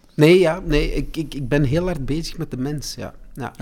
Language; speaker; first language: Dutch; native; Dutch